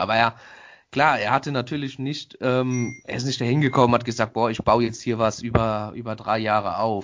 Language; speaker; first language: German; native; German